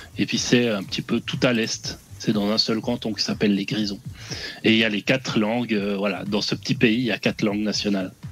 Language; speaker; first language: French; native; French